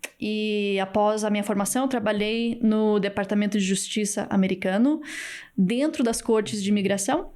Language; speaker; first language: Portuguese; early bilingual, heritage; Portuguese